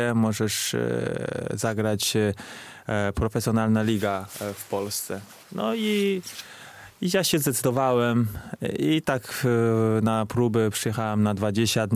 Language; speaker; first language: Polish; non-native, fluent; Chinese